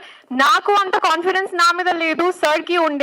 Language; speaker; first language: Telugu; non-native, learner; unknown